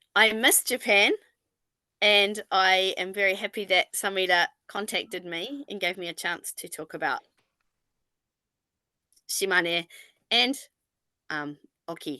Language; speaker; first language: English; non-native, fluent; Japanese